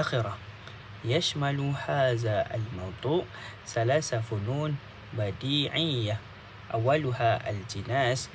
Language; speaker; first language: Arabic; non-native, local second language; Malay